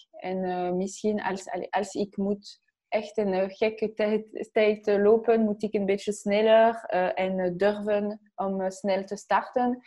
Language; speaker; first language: Dutch; non-native, learner; French